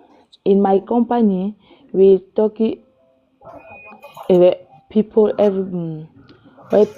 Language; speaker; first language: English; non-native, learner; French